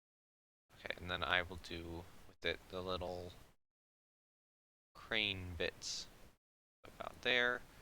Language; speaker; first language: English; native; English